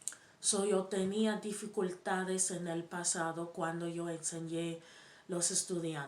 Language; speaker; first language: Spanish; non-native, learner; English